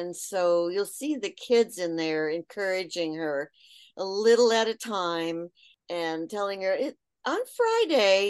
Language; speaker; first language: English; native; English